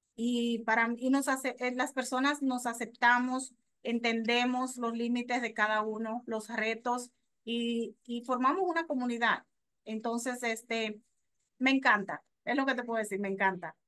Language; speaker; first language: Spanish; native; Spanish